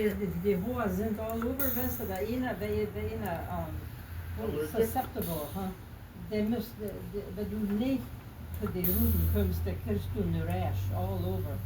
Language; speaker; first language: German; early bilingual, heritage; Low German